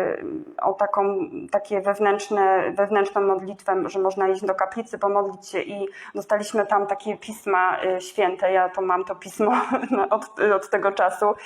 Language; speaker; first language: Polish; native; Polish